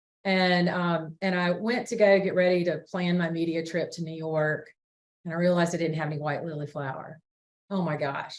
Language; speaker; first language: English; native; English